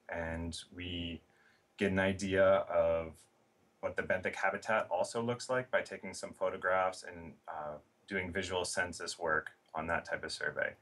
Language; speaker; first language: English; native; English